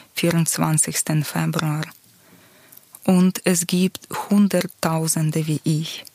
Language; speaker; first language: German; non-native, fluent; Ukrainian